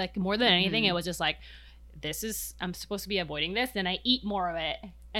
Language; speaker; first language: English; non-native, local second language; Filipino